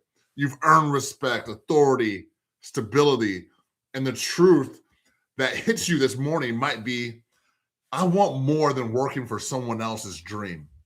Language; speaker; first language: English; native; English